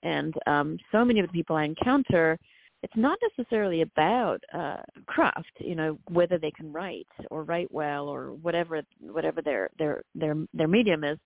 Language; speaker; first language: English; native; English